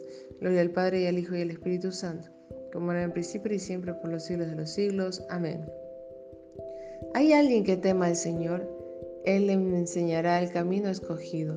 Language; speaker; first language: Spanish; native; Spanish